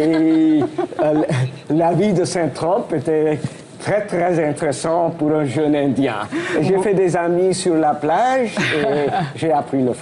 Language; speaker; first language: French; non-native, fluent; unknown